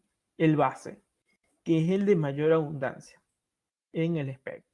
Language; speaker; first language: Spanish; native; Spanish